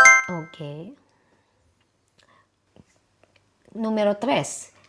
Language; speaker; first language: Spanish; non-native, learner; Filipino